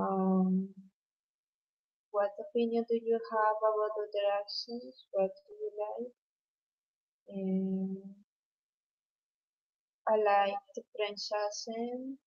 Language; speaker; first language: English; non-native, learner; Spanish